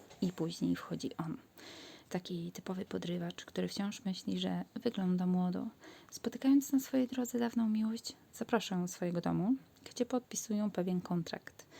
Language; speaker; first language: Polish; native; Polish